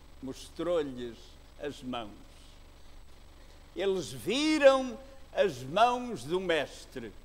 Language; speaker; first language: Portuguese; native; Portuguese